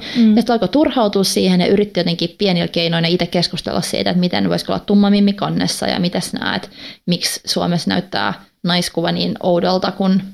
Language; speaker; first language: Finnish; non-native, local second language; Swedish